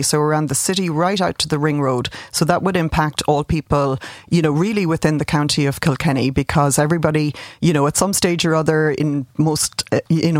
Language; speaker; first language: English; native; English